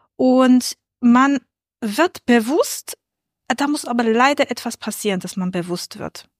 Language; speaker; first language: German; non-native, fluent; Armenian